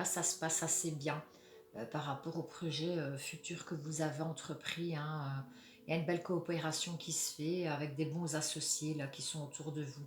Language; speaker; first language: French; native; French